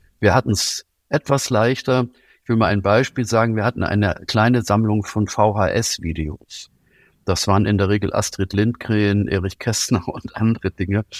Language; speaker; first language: German; native; German